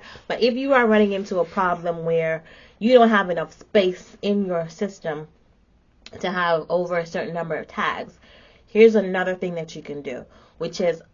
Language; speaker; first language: English; native; English